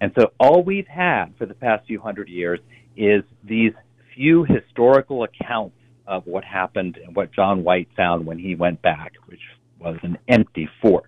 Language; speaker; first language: English; native; English